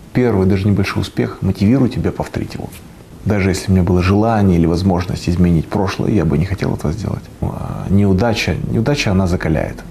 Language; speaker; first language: Russian; native; Russian